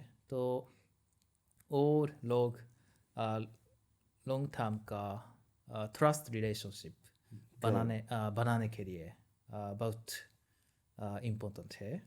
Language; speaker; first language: Hindi; non-native, learner; Japanese